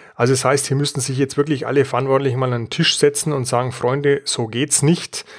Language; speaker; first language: German; native; German